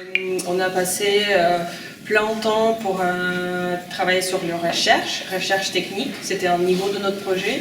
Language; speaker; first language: French; non-native, learner; Russian